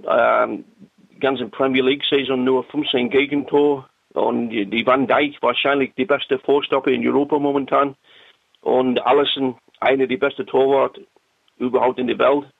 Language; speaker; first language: German; non-native, learner; English